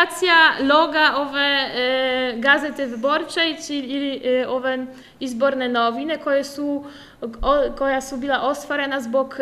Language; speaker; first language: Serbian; non-native, fluent; Polish